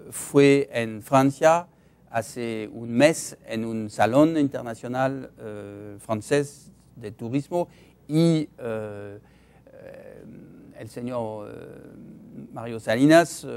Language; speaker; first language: Spanish; non-native, fluent; French